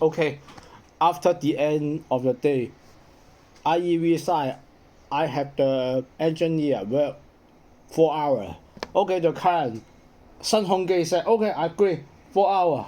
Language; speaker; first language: English; non-native, learner; Cantonese